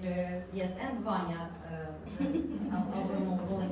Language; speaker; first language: English; non-native, fluent; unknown